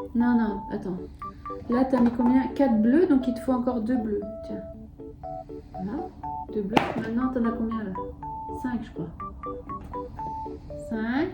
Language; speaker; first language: French; native; French